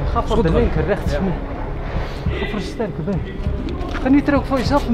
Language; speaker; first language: Dutch; native; Dutch